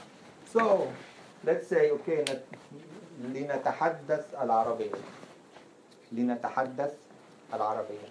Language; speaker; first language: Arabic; non-native, fluent; English